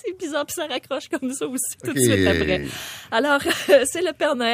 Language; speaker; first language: French; native; French